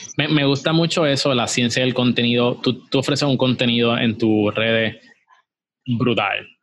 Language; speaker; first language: Spanish; native; Spanish